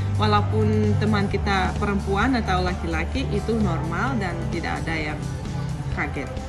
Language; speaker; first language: Indonesian; non-native, fluent; Russian